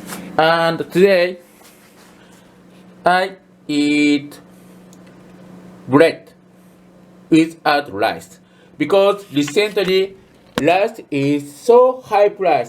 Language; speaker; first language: English; non-native, learner; Japanese